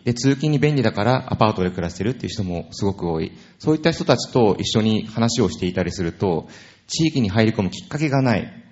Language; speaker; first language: Japanese; native; Japanese